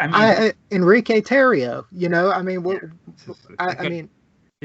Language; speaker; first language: English; native; English